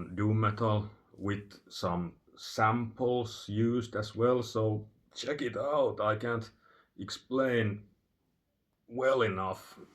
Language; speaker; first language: English; non-native, fluent; Finnish